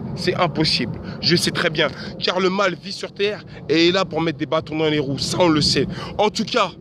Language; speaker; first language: French; native; French